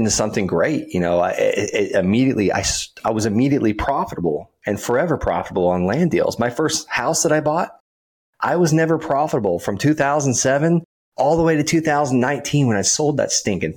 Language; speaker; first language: English; native; English